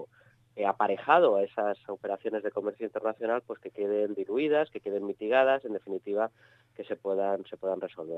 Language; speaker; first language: Spanish; native; Spanish